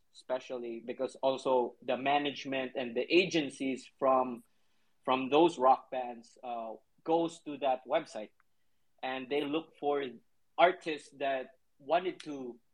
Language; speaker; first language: English; non-native, local second language; Cebuano